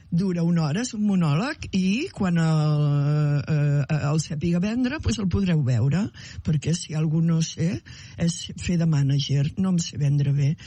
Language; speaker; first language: Catalan; native; Catalan